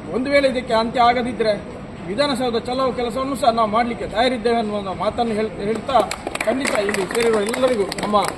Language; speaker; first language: Kannada; non-native, local second language; Tulu